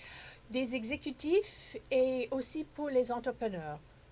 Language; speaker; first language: French; non-native, fluent; English